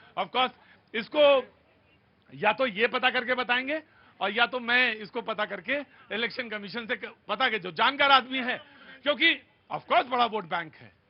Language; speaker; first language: Hindi; native; Hindi